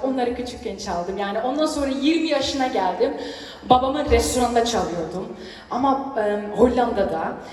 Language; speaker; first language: Turkish; early bilingual, heritage; Turkish